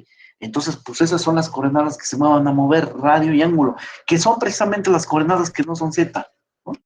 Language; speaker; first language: Spanish; native; Spanish